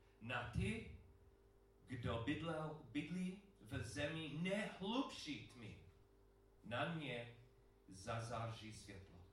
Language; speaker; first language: Czech; non-native, learner; English